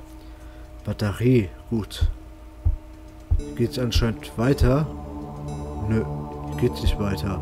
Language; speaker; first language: German; native; German